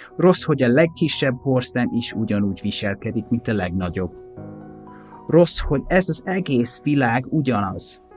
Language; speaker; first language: Hungarian; non-native, fluent; English